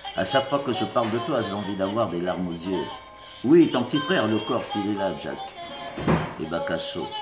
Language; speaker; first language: French; non-native, local second language; Lingala